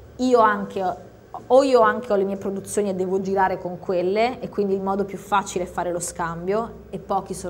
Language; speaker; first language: Italian; native; Italian